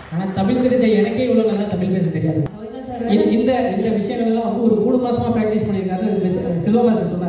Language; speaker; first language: Tamil; native; Tamil